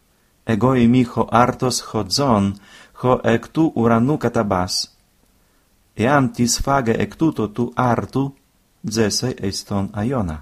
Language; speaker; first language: Greek; non-native, fluent; Ukrainian